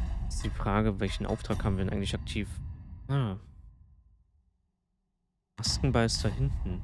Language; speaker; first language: German; native; German